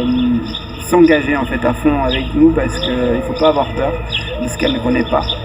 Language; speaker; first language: French; native; French